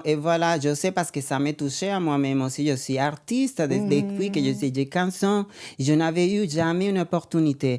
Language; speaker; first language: French; non-native, learner; Spanish